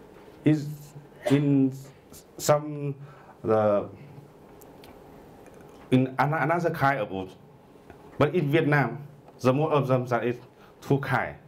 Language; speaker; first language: English; non-native, learner; Vietnamese